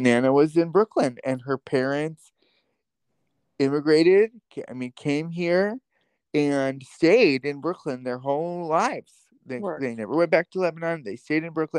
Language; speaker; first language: English; native; English